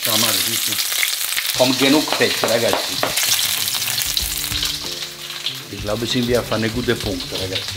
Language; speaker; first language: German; non-native, learner; Italian